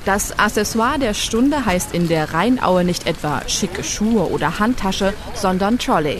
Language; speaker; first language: German; native; German